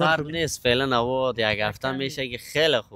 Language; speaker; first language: Persian; native; Persian